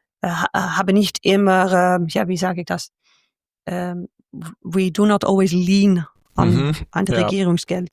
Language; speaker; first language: German; non-native, fluent; Dutch